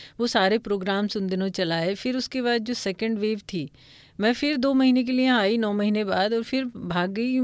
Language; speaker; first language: Hindi; non-native, local second language; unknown